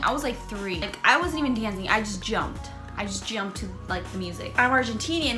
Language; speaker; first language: English; early bilingual, other home language; Spanish